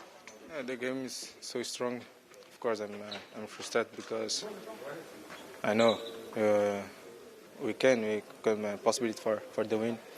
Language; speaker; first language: English; non-native, learner; Portuguese